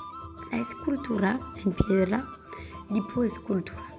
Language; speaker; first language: Spanish; non-native, learner; French